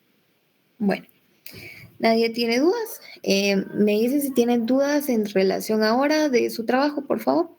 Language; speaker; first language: Spanish; native; Spanish